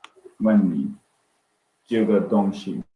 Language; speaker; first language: Chinese; non-native, learner; English